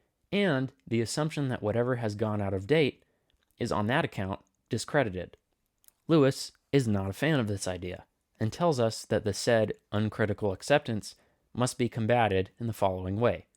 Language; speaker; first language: English; native; English